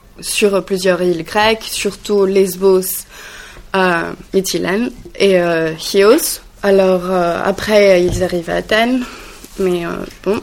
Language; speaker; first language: French; non-native, learner; Greek